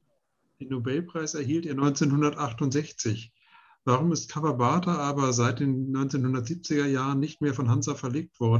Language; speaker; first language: German; native; German